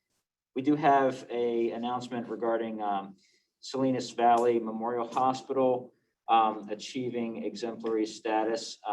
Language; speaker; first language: English; native; English